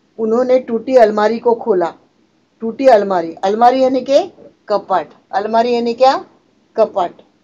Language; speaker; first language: Hindi; non-native, local second language; Marathi